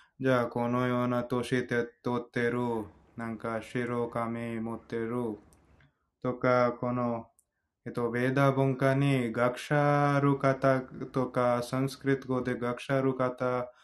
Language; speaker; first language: Japanese; non-native, fluent; Hindi